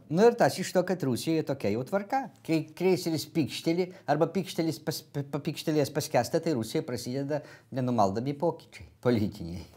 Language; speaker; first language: Lithuanian; native; Lithuanian